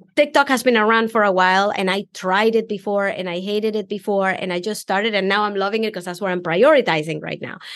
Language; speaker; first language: English; non-native, fluent; Spanish